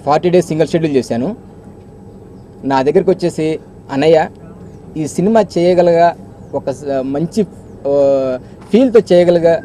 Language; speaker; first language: Telugu; native; Telugu